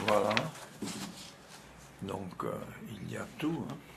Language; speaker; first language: French; non-native, fluent; Czech